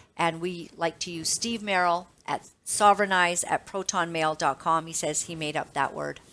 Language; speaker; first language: English; native; English